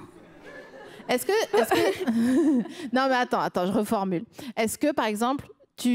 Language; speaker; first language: French; native; French